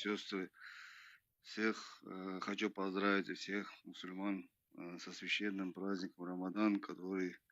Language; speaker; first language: Russian; non-native, local second language; Turkmen